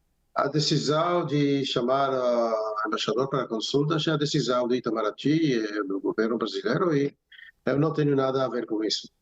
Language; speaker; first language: Portuguese; non-native, fluent; Hebrew